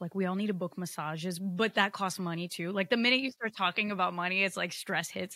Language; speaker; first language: English; early bilingual, other home language; Portuguese